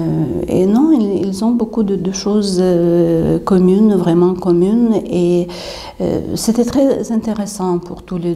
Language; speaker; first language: French; non-native, fluent; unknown